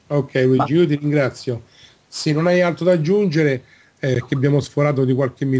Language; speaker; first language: Italian; native; Italian